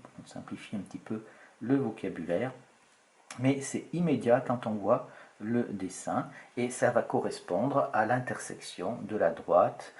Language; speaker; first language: French; native; French